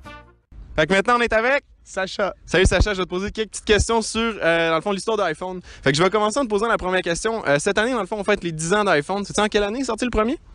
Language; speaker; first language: French; native; French